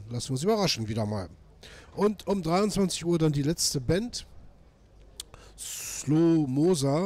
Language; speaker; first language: German; native; German